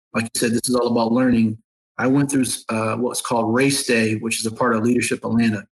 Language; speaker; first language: English; native; English